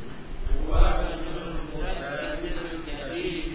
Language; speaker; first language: Arabic; non-native, learner; Indonesian